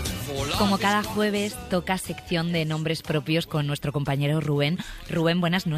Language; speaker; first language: Spanish; native; Spanish